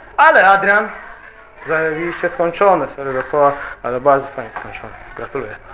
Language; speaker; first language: Polish; non-native, fluent; Chechen